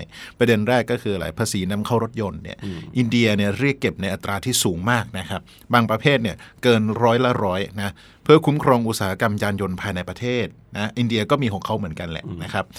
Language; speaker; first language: Thai; native; Thai